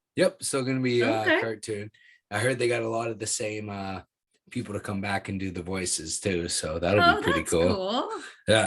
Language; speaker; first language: English; native; English